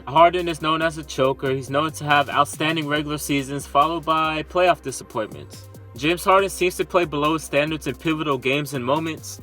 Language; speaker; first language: English; native; English